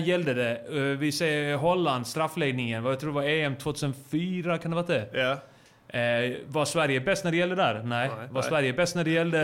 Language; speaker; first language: Swedish; native; Swedish